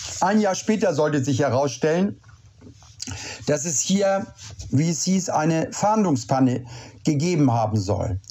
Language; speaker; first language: German; native; German